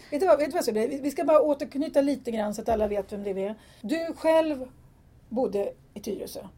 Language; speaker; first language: Swedish; native; Swedish